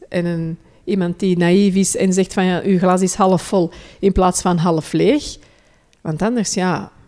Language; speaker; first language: Dutch; early bilingual, other home language; Hindi